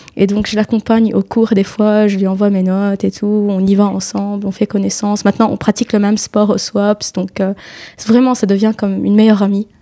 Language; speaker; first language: French; non-native, local second language; Arabic